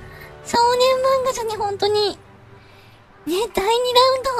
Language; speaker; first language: Japanese; native; Japanese